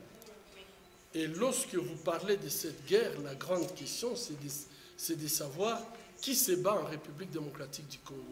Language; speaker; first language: French; non-native, local second language; Swahili